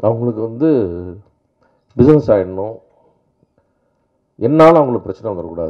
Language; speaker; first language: Tamil; native; Tamil